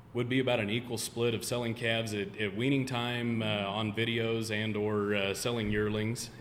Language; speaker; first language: English; native; English